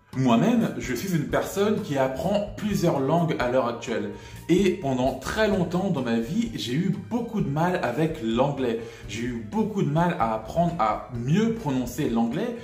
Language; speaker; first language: French; native; French